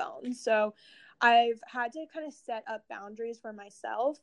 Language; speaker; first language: English; native; English